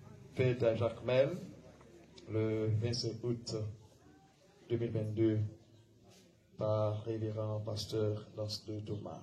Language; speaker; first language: French; non-native, local second language; Haitian Creole